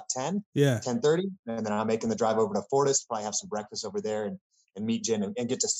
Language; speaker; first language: English; native; English